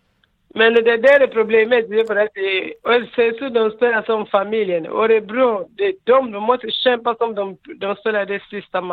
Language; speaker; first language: Swedish; non-native, learner; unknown